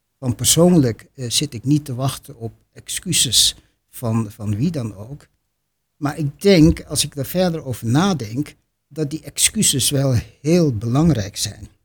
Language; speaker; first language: Dutch; native; Dutch